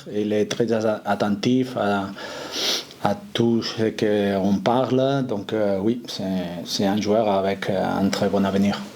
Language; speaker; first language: French; non-native, fluent; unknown